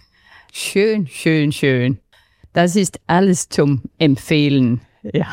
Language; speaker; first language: German; non-native, fluent; Danish